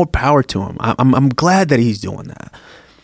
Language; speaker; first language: English; early bilingual, other home language; Yoruba